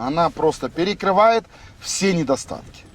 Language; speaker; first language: Russian; native; Russian